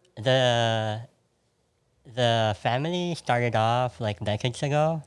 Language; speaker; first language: English; non-native, local second language; Filipino